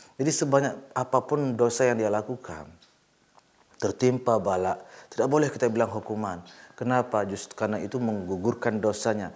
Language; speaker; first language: Malay; non-native, local second language; Sasak